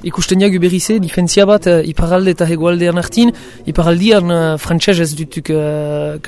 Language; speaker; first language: Basque; native; Basque